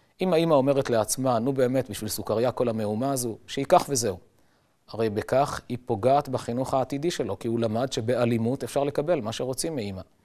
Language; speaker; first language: Hebrew; native; Hebrew